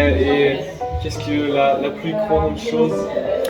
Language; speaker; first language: French; non-native, learner; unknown